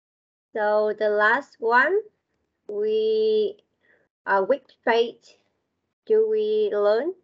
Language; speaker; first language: English; non-native, learner; Vietnamese